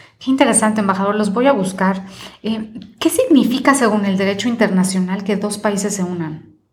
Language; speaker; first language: Spanish; native; Spanish